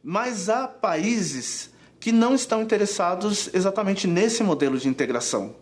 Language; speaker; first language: Portuguese; native; Portuguese